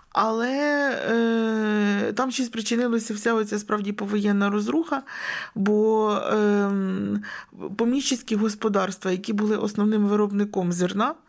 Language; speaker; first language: Ukrainian; native; Ukrainian